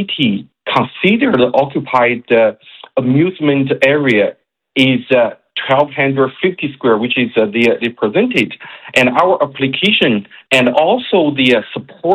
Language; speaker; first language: English; non-native, fluent; Chinese